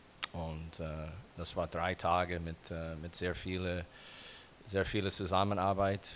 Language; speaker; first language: German; non-native, fluent; English